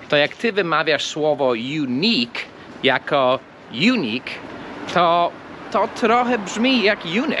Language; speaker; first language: Polish; non-native, fluent; English